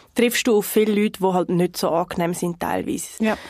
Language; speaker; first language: German; non-native, fluent; Portuguese